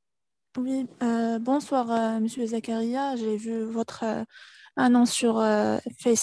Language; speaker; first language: French; non-native, learner; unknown